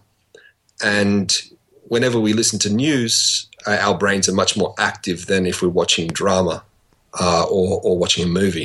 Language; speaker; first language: English; native; English